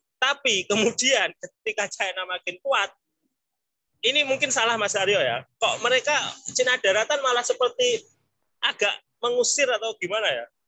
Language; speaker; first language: Indonesian; native; Indonesian